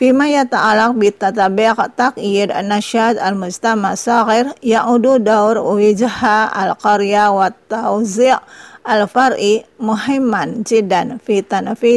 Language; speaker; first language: Arabic; non-native, fluent; Indonesian